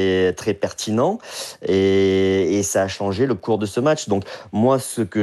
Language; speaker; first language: French; native; French